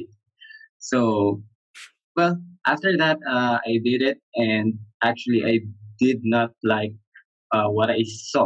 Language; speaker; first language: English; non-native, local second language; Filipino